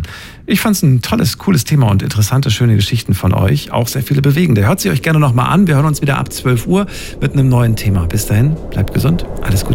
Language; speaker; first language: German; native; German